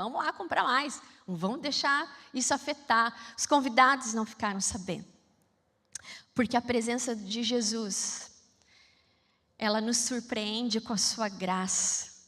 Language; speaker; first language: Portuguese; native; Portuguese